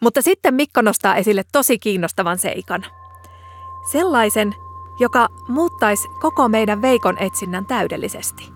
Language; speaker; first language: Finnish; native; Finnish